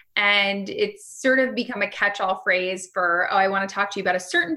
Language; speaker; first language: English; native; English